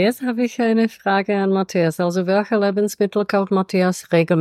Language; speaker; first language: German; non-native, fluent; Czech